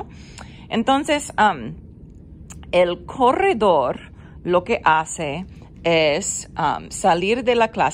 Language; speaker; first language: Spanish; non-native, fluent; English